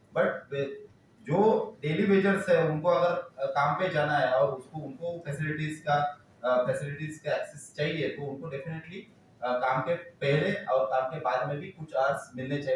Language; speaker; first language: Hindi; non-native, local second language; Marathi